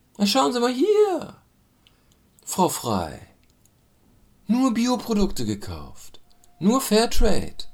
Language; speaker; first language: German; early bilingual, other home language; Turkish